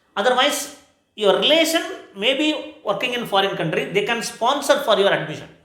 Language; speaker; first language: English; non-native, local second language; Tamil